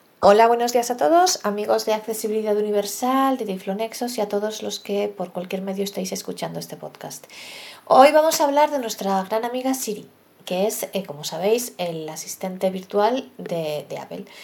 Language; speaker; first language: Spanish; native; Spanish